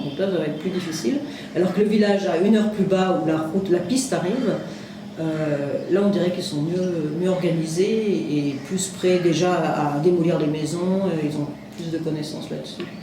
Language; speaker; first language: French; native; French